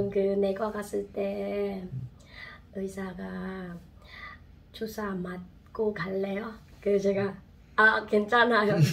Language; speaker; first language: Korean; non-native, fluent; Khmer